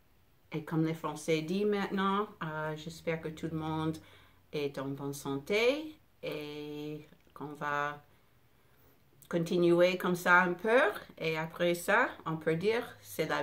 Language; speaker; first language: French; non-native, fluent; English